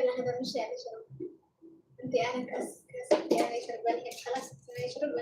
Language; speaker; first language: Arabic; non-native, learner; Tigrinya